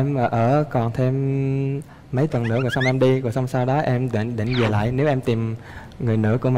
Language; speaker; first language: Vietnamese; early bilingual, heritage; Vietnamese